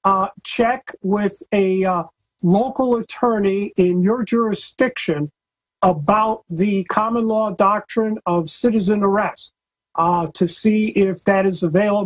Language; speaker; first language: English; native; English